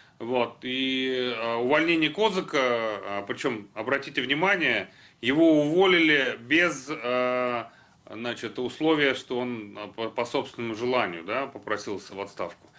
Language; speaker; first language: Russian; native; Russian